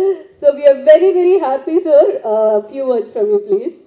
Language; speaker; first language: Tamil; native; Tamil